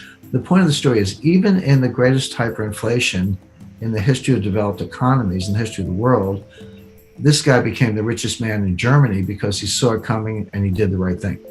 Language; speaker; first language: English; native; English